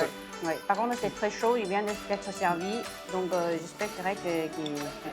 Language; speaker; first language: French; non-native, fluent; Chinese